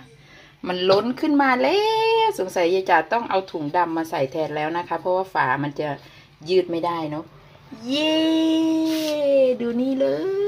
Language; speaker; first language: Thai; native; Thai